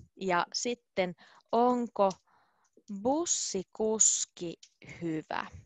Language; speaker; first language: Finnish; native; Finnish